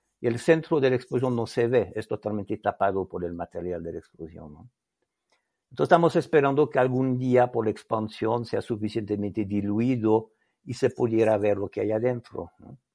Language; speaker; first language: Spanish; non-native, fluent; French